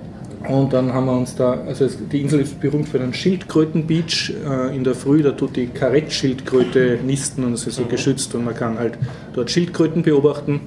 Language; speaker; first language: German; native; German